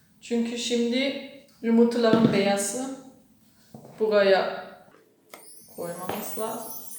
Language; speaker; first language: Turkish; non-native, learner; German